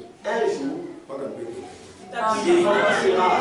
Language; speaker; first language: French; non-native, local second language; Swahili